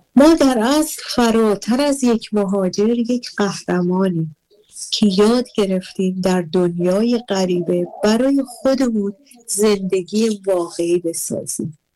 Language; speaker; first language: Persian; native; Persian